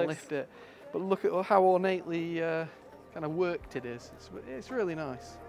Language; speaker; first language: English; native; English